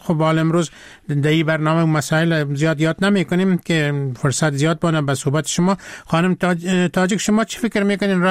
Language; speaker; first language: Persian; native; Persian